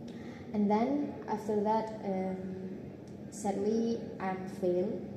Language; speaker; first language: English; non-native, learner; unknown